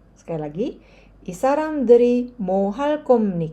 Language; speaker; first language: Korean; non-native, fluent; Indonesian